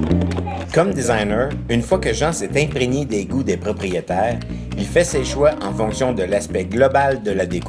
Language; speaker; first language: French; native; French